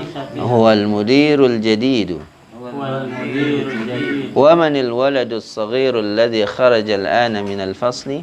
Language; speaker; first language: Arabic; non-native, fluent; Indonesian